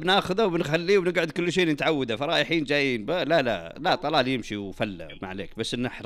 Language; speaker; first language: Arabic; native; Arabic